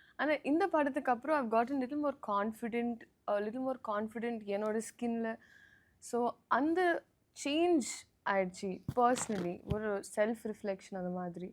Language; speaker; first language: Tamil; non-native, learner; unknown